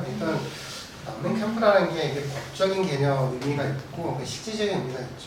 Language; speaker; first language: Korean; native; Korean